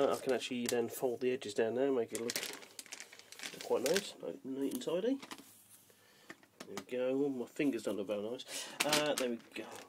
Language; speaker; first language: English; native; English